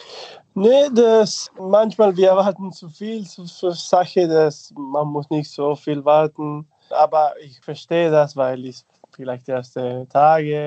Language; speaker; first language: German; non-native, fluent; Spanish